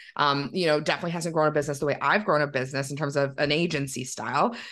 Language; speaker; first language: English; native; English